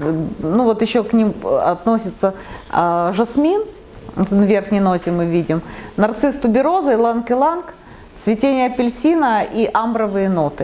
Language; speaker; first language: Russian; native; Russian